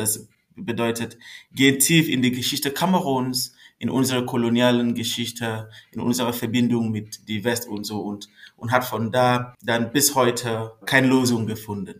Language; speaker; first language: German; non-native, fluent; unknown